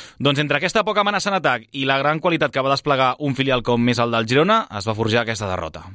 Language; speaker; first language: Catalan; native; Catalan